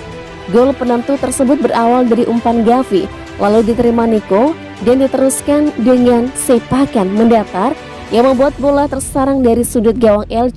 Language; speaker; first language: Indonesian; native; Indonesian